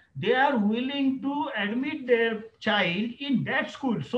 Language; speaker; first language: English; non-native, local second language; Marathi